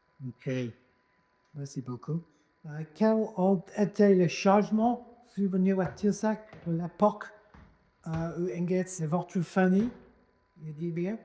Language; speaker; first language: French; non-native, fluent; English